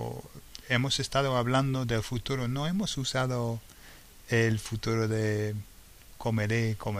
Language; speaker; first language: Spanish; non-native, fluent; English